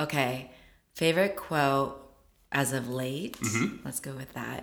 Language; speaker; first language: English; native; English